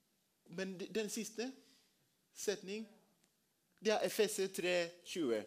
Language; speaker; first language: Norwegian; non-native, fluent; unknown